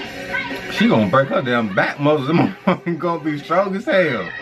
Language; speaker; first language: English; native; English